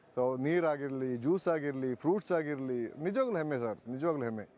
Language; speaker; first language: Kannada; non-native, local second language; Kodava